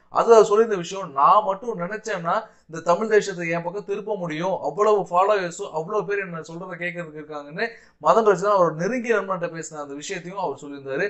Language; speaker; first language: Tamil; native; Tamil